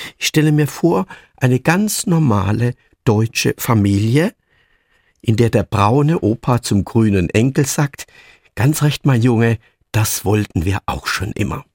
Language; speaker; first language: German; native; German